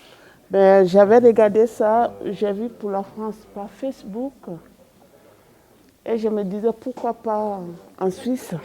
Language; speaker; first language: French; non-native, fluent; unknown